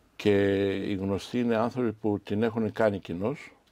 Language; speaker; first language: Greek; non-native, fluent; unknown